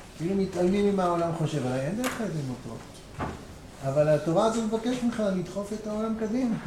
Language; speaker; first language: Hebrew; native; Hebrew